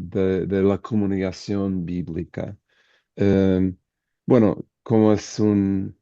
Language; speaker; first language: Spanish; non-native, fluent; English